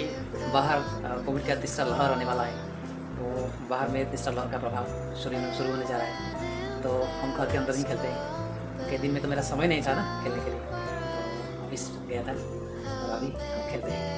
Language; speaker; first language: Hindi; non-native, local second language; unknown